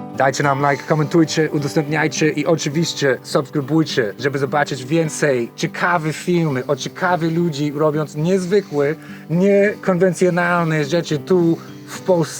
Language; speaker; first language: Polish; non-native, learner; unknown